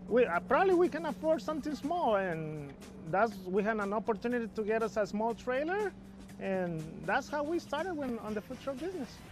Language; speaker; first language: English; non-native, fluent; Spanish